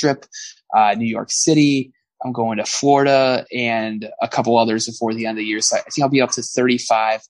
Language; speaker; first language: English; native; English